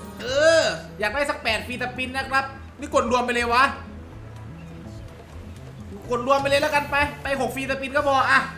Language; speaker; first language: Thai; native; Thai